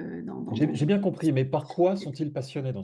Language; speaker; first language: French; native; French